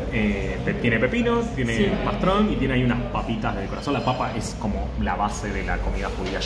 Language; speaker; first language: Spanish; native; Spanish